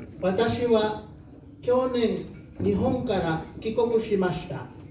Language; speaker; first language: Japanese; non-native, learner; Samoan